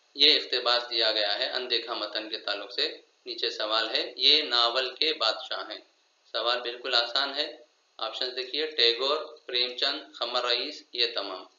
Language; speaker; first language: Urdu; native; Urdu